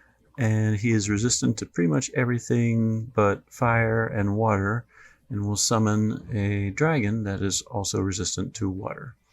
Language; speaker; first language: English; native; English